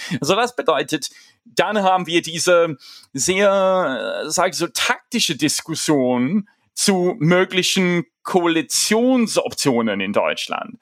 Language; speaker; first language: German; non-native, fluent; English